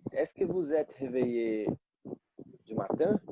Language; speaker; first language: French; non-native, learner; Portuguese